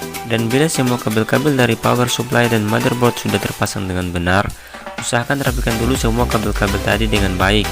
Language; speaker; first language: Indonesian; native; Indonesian